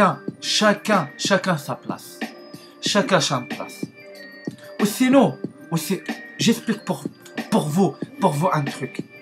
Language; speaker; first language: French; non-native, learner; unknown